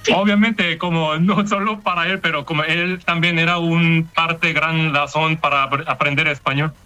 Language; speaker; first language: Spanish; non-native, learner; Korean